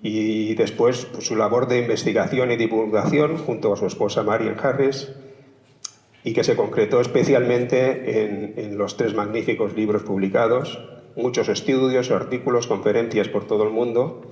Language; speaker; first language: Spanish; native; Spanish